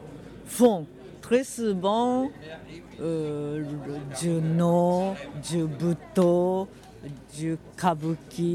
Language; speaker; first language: French; non-native, fluent; Japanese